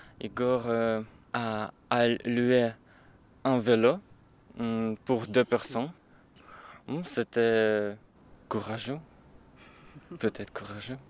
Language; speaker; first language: French; non-native, learner; Ukrainian